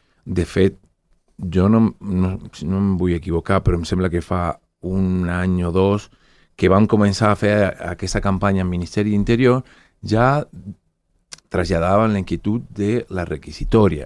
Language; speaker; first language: Catalan; non-native, fluent; Spanish